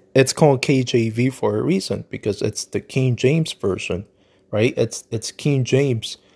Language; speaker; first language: English; native; English